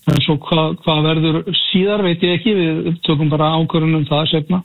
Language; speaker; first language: Icelandic; native; Icelandic